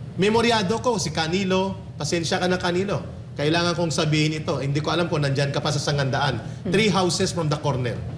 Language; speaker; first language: Filipino; non-native, local second language; Hiligaynon